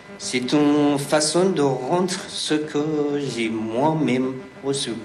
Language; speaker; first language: French; non-native, fluent; Persian